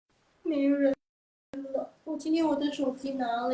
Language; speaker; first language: Chinese; non-native, fluent; Indonesian